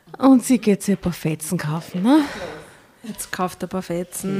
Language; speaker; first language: German; native; German